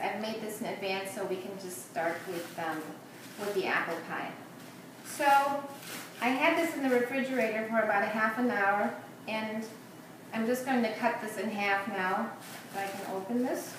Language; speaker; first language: English; non-native, fluent; German